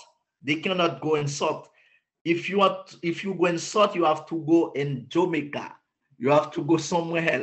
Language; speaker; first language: English; non-native, learner; Haitian Creole